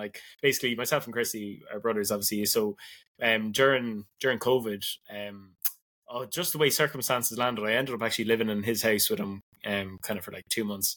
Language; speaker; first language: English; native; English